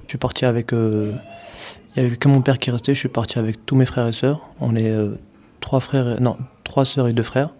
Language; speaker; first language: French; early bilingual, other home language; Arabic